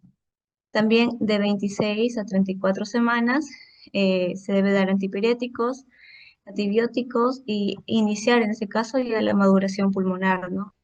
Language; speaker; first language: Spanish; native; Spanish